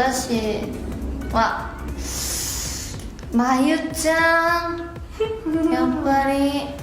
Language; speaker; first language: Japanese; non-native, learner; Korean